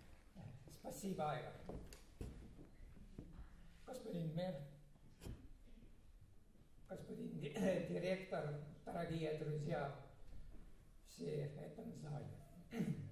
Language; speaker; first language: Russian; non-native, fluent; Estonian